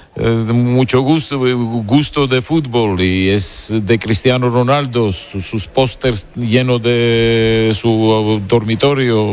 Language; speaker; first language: Spanish; non-native, learner; Georgian